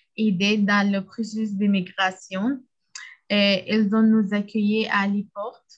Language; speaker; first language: French; non-native, learner; Arabic